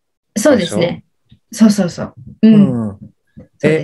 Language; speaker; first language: Japanese; non-native, learner; English